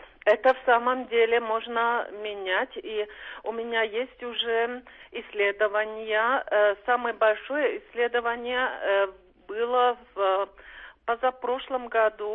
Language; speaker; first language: Russian; non-native, fluent; Czech